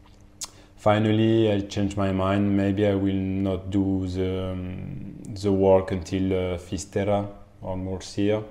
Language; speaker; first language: English; non-native, fluent; French